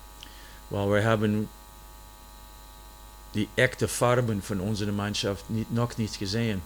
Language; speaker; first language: German; non-native, fluent; English